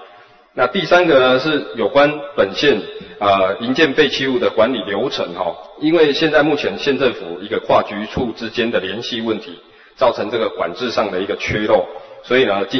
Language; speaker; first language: Chinese; native; Chinese